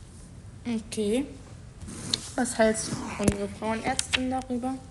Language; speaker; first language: German; non-native, learner; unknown